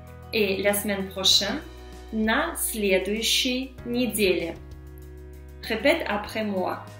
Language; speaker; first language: French; non-native, fluent; Russian